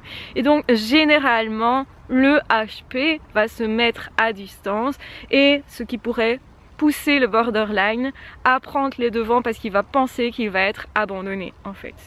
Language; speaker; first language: French; native; French